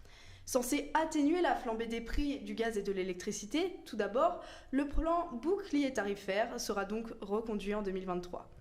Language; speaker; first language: French; native; French